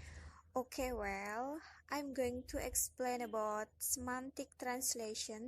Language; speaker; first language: English; non-native, learner; Indonesian